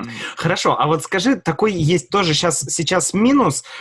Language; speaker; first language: Russian; native; Russian